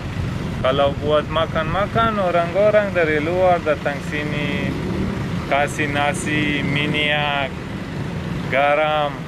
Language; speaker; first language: Indonesian; non-native, learner; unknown